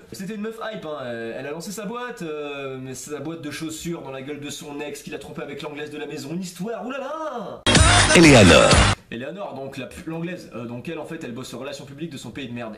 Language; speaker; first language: French; native; French